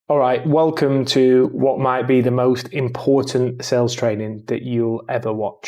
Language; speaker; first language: English; native; English